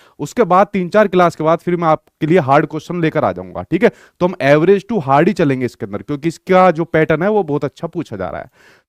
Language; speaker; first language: Hindi; native; Hindi